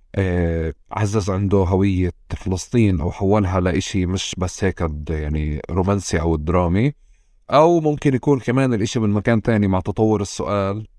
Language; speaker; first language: Arabic; native; Arabic